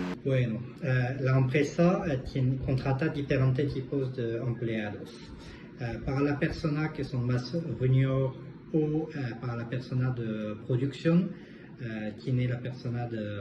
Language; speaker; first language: Spanish; non-native, fluent; French